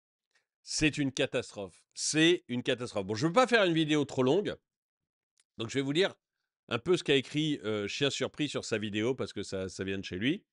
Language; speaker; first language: French; native; French